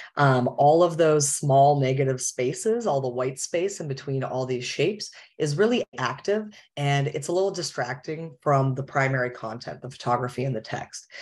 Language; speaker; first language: English; native; English